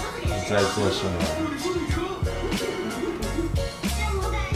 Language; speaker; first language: Chinese; non-native, learner; English